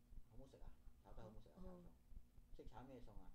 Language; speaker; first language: Cantonese; native; Cantonese